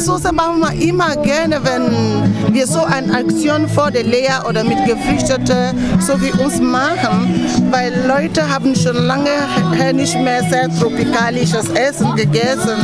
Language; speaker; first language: German; non-native, fluent; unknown